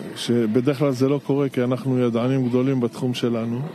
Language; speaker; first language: Hebrew; native; Hebrew